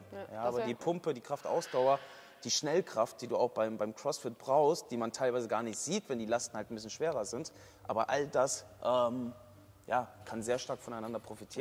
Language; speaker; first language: German; native; German